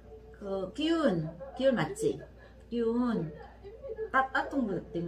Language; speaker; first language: Korean; non-native, learner; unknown